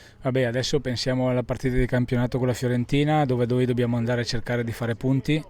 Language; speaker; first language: Italian; native; Italian